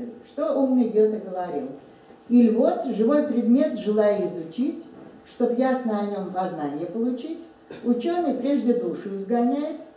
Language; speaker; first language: Russian; native; Russian